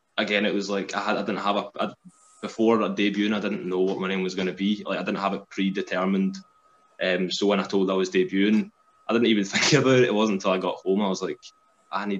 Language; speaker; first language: English; native; English